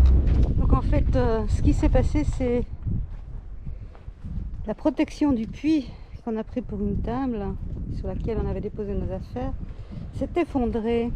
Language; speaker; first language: French; native; French